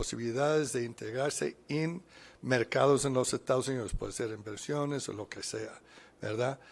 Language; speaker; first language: Spanish; non-native, fluent; English